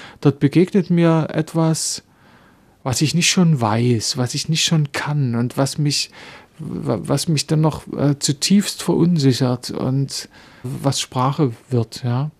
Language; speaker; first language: German; native; German